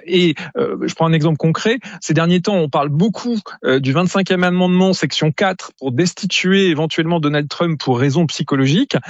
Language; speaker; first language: French; native; French